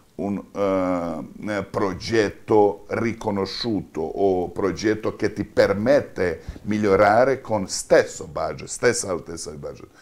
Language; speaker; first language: Italian; non-native, fluent; Croatian